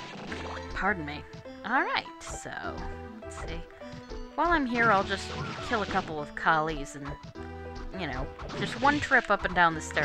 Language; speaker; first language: English; native; English